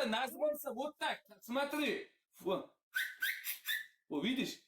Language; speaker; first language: Russian; non-native, learner; Uzbek